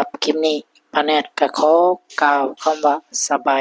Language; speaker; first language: Thai; non-native, local second language; Northeastern Thai